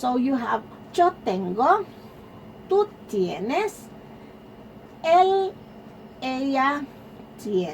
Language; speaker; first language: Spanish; non-native, fluent; Filipino